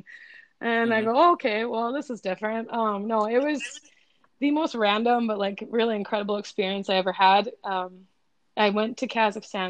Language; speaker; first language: English; native; English